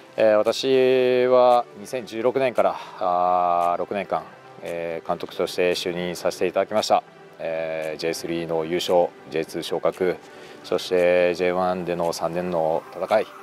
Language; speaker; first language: Japanese; native; Japanese